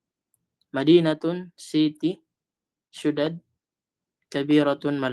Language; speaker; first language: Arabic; non-native, fluent; Filipino